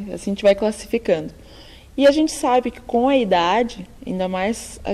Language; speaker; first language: Portuguese; native; Portuguese